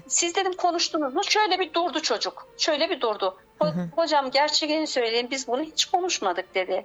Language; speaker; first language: Turkish; native; Turkish